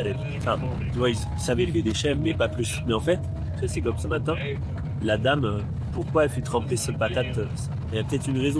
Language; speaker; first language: French; native; French